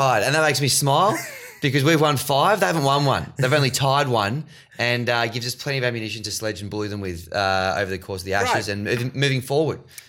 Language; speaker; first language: English; native; English